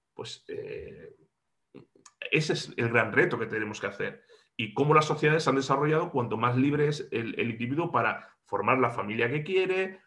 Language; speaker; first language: Spanish; native; Spanish